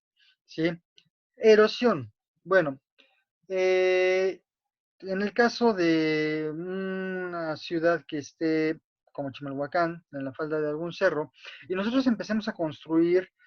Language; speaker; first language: Spanish; native; Spanish